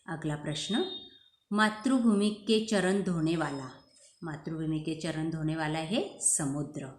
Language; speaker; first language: Hindi; non-native, local second language; Marathi